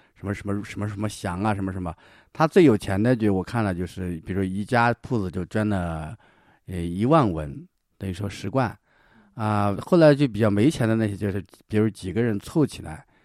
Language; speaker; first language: Chinese; native; Chinese